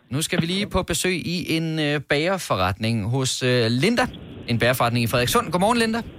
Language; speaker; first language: Danish; native; Danish